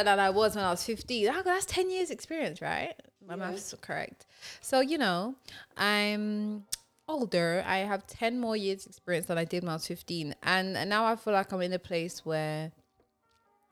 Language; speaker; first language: English; native; English